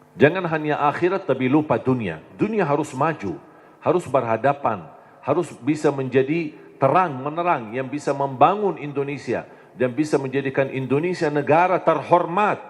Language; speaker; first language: Indonesian; non-native, fluent; Arabic